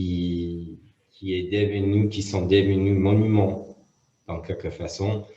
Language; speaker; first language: French; non-native, fluent; English